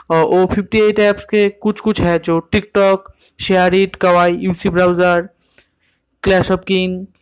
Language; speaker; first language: Hindi; native; Hindi